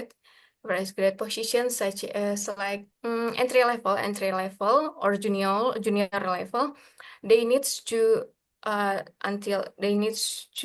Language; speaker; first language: English; non-native, learner; Indonesian